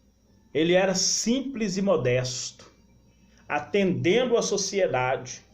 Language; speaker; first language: Portuguese; native; Portuguese